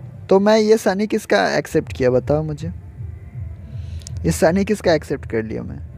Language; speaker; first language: Hindi; non-native, local second language; Bangla